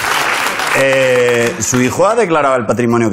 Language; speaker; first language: Spanish; native; Spanish